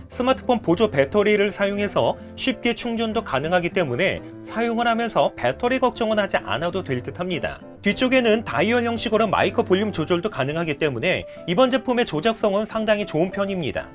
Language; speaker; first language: Korean; native; Korean